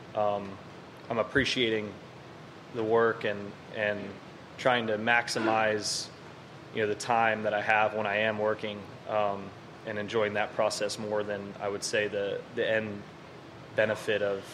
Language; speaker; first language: English; native; English